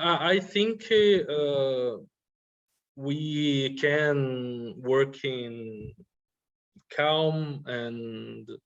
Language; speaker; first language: English; non-native, learner; Portuguese